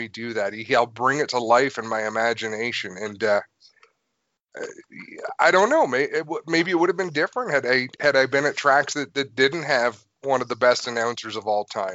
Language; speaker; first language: English; native; English